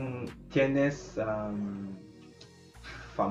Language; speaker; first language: Spanish; non-native, learner; English